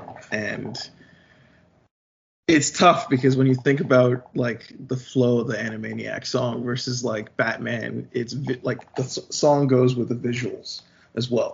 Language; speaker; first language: English; native; English